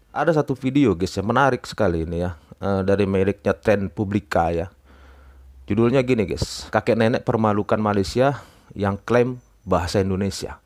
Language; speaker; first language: Indonesian; native; Indonesian